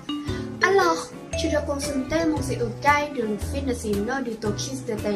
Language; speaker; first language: French; non-native, learner; Thai